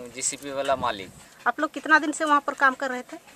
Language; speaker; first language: Hindi; native; Hindi